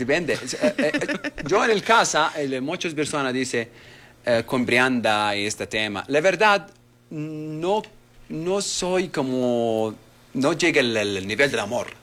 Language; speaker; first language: Spanish; non-native, learner; Arabic